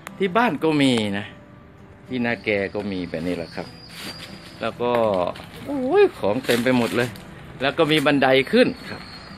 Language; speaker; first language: Thai; native; Thai